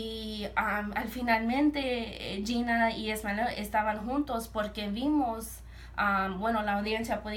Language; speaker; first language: Spanish; early bilingual, heritage; Spanish